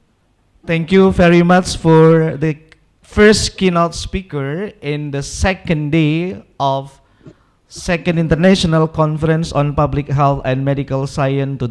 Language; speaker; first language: English; non-native, local second language; Indonesian